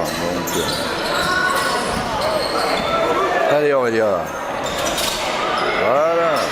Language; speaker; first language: French; native; French